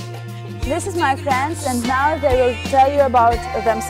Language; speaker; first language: English; non-native, learner; Russian